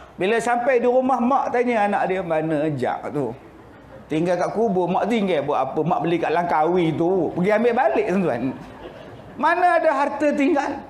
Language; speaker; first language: Malay; native; Malay